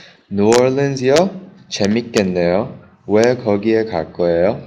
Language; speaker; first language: Korean; non-native, learner; English